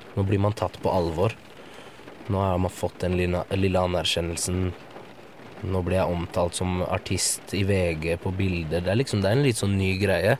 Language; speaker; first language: Norwegian; early bilingual, other home language; Arabic